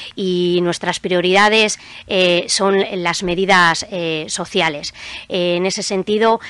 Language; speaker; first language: Spanish; native; Spanish